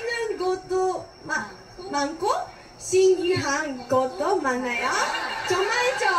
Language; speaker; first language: Korean; non-native, learner; Japanese